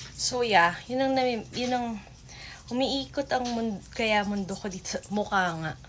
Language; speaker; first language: Filipino; native; Filipino